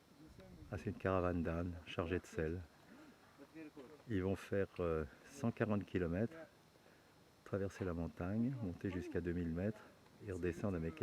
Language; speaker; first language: French; native; French